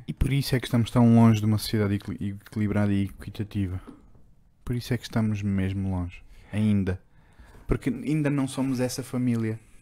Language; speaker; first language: Portuguese; native; Portuguese